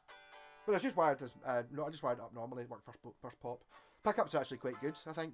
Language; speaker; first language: English; native; English